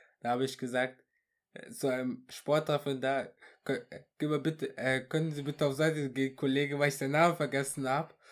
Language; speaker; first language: German; early bilingual, other home language; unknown